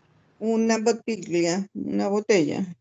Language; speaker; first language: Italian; non-native, learner; Spanish